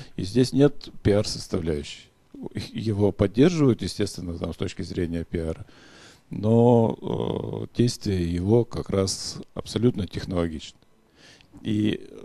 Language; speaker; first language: Russian; native; Russian